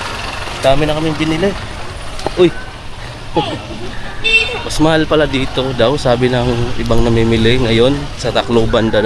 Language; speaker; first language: Filipino; non-native, local second language; Waray